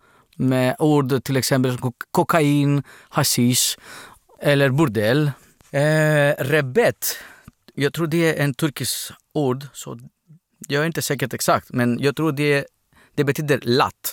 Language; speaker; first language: Swedish; non-native, learner; Greek